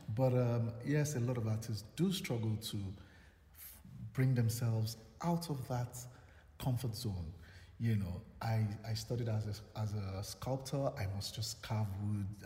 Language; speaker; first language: English; non-native, local second language; Yoruba